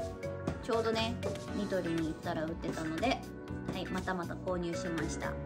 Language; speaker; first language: Japanese; native; Japanese